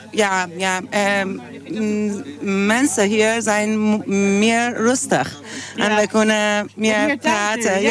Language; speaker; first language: Dutch; non-native, learner; Persian